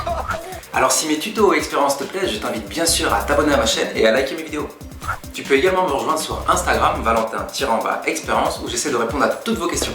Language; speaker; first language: French; native; French